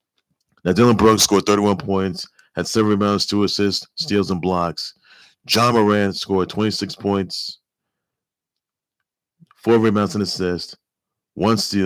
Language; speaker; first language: English; native; English